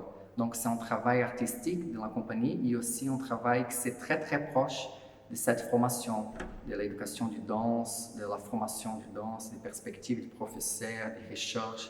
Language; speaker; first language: French; non-native, fluent; Portuguese